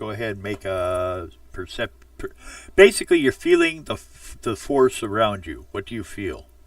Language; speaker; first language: English; native; English